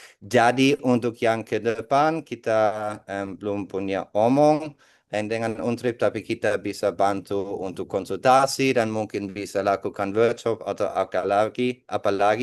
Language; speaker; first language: Indonesian; non-native, fluent; English